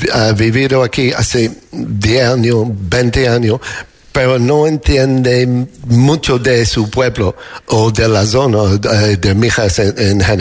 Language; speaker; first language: Spanish; non-native, learner; English